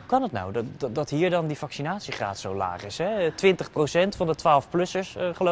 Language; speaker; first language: Dutch; native; Dutch